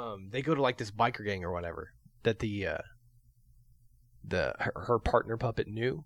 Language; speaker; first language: English; native; English